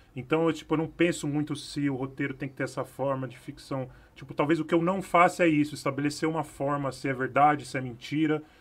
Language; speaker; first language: Portuguese; native; Portuguese